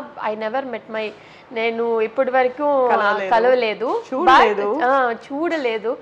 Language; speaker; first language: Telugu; non-native, local second language; Tamil